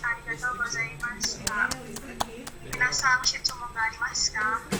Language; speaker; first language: Japanese; non-native, learner; Indonesian